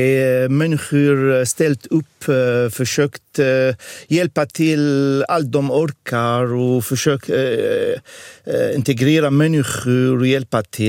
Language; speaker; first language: Swedish; non-native, fluent; Arabic